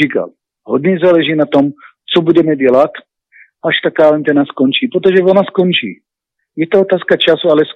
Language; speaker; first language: Czech; non-native, learner; Hebrew